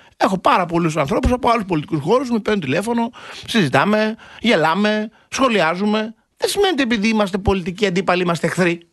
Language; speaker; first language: Greek; native; Greek